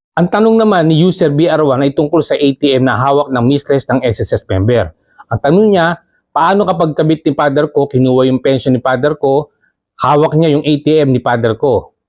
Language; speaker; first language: Filipino; native; Filipino